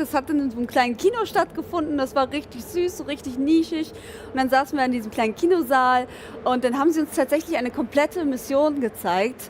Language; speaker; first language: German; native; German